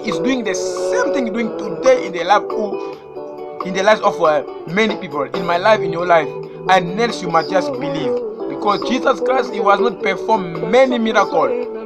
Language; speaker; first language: English; non-native, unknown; Lingala